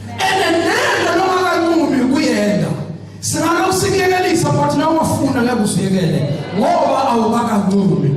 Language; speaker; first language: Zulu; non-native, local second language; Swati